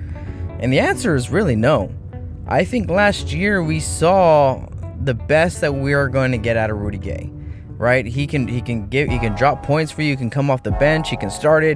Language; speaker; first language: English; native; English